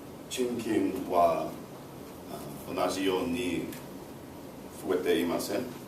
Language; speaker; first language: Japanese; non-native, learner; English